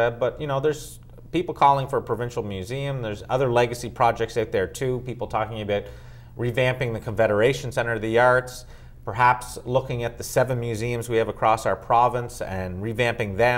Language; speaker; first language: English; native; English